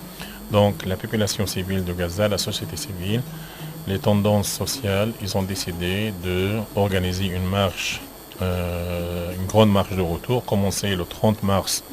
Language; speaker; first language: French; non-native, fluent; Arabic